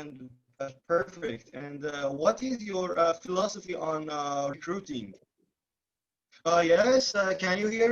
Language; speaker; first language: English; non-native, learner; Persian